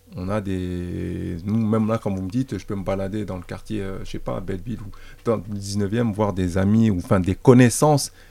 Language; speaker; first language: French; native; French